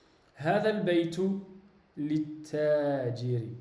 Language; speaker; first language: Arabic; non-native, fluent; French